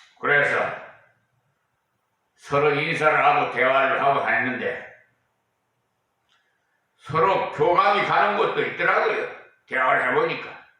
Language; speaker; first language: Korean; native; Korean